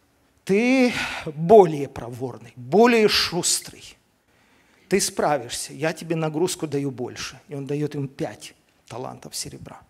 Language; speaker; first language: Russian; native; Russian